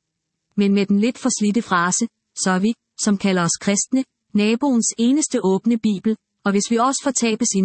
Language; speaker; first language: Danish; native; Danish